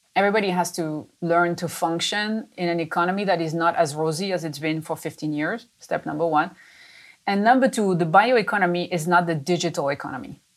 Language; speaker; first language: English; non-native, fluent; French